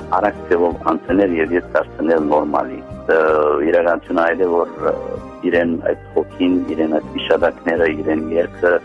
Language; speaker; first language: Armenian; early bilingual, heritage; Armenian